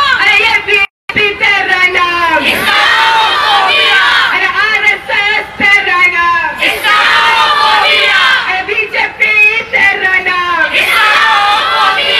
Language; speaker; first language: Hindi; non-native, local second language; Malayalam